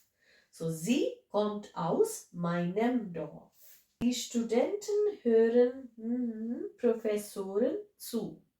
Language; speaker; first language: German; non-native, fluent; English